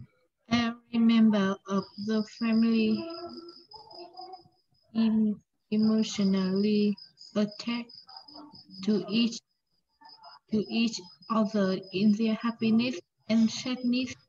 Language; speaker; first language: English; non-native, learner; Vietnamese